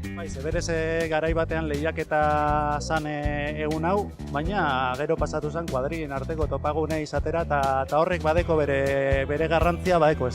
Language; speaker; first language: Basque; native; Basque